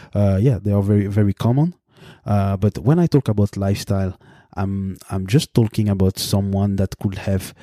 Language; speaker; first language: English; non-native, fluent; French